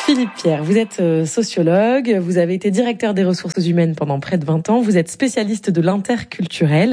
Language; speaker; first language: French; native; French